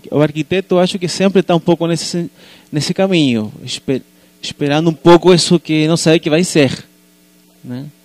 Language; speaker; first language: Portuguese; non-native, fluent; Spanish